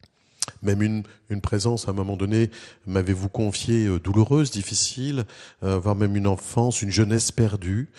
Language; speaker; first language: French; native; French